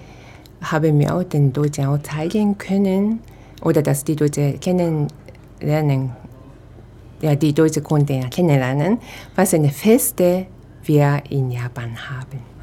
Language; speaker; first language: German; non-native, fluent; Japanese